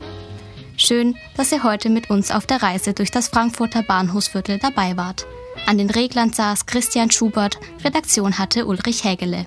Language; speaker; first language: German; native; German